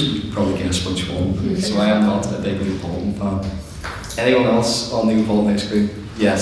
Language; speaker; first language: English; native; English